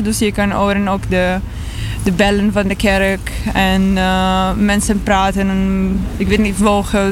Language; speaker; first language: Dutch; non-native, learner; Italian